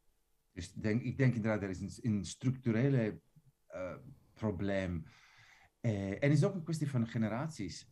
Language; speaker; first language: Dutch; non-native, fluent; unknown